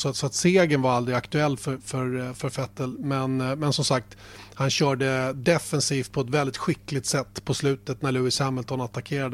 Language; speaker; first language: Swedish; native; Swedish